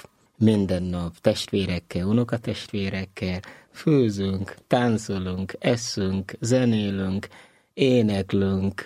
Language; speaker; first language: Hungarian; non-native, learner; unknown